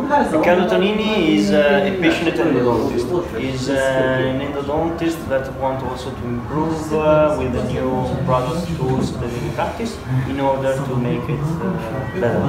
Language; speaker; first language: English; non-native, fluent; Italian